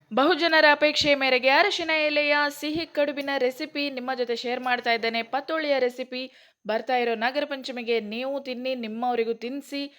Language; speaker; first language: Kannada; non-native, local second language; Konkani